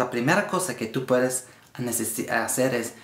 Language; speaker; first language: Spanish; non-native, learner; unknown